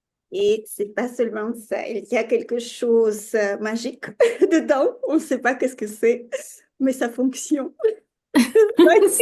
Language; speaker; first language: French; non-native, fluent; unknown